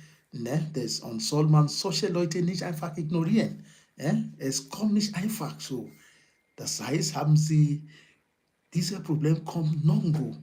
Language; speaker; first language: German; non-native, learner; Yoruba